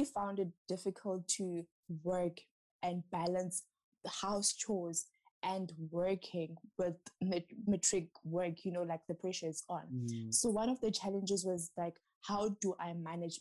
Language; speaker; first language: English; non-native, local second language; Southern Sotho